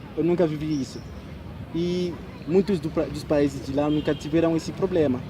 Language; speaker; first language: Portuguese; non-native, fluent; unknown